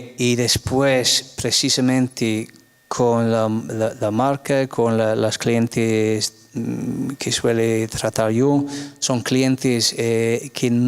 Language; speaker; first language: Spanish; non-native, fluent; English